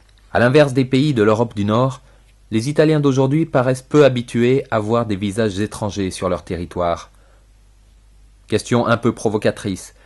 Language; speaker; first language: French; native; French